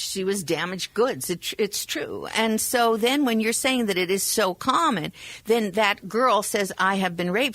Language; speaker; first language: English; native; English